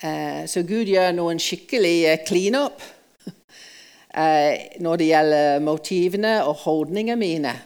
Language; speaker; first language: Norwegian; non-native, fluent; English